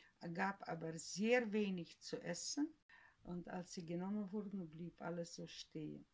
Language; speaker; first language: German; early bilingual, heritage; German